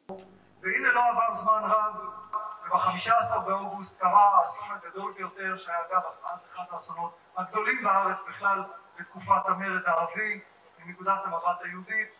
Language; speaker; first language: Hebrew; native; Hebrew